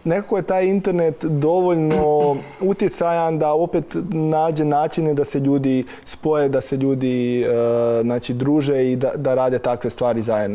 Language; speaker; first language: Croatian; native; Croatian